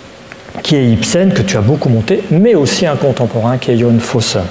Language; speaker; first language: French; native; French